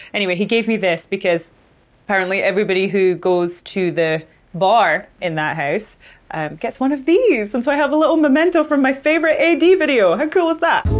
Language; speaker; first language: English; native; English